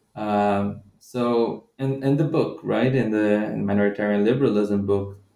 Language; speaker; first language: English; non-native, fluent; Portuguese